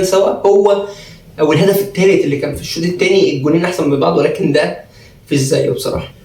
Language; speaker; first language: Arabic; native; Arabic